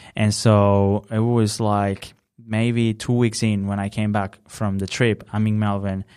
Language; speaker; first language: English; non-native, fluent; Spanish